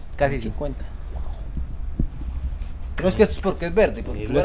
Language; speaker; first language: Spanish; native; Spanish